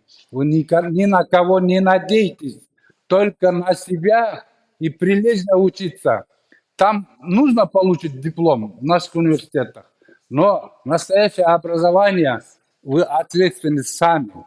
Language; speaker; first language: Russian; non-native, local second language; Kyrgyz